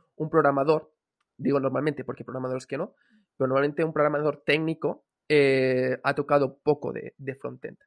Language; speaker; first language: Spanish; native; Spanish